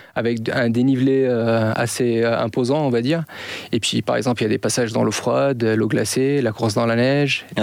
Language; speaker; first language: French; non-native, local second language; Arabic